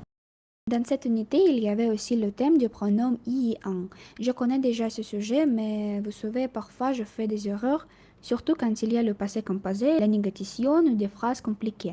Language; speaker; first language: French; non-native, learner; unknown